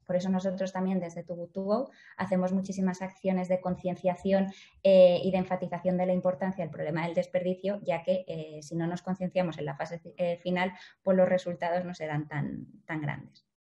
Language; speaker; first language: Spanish; native; Spanish